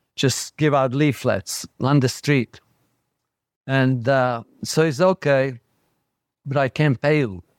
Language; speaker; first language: English; non-native, fluent; Slovak